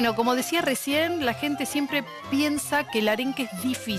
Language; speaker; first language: Spanish; native; Spanish